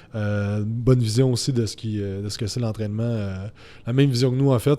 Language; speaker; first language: French; native; French